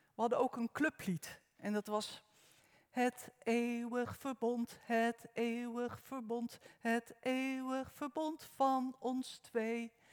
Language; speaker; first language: Dutch; native; Dutch